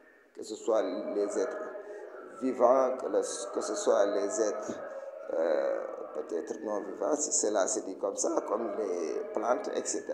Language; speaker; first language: French; non-native, local second language; Wolof